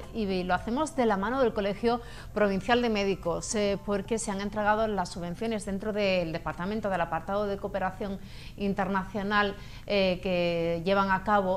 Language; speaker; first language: Spanish; native; Spanish